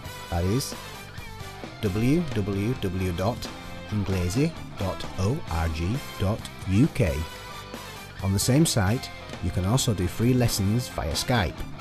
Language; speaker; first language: English; native; English